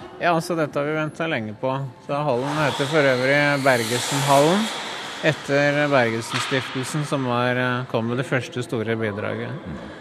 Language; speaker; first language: Norwegian; native; Norwegian